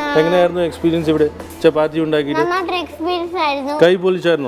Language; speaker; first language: Malayalam; non-native, fluent; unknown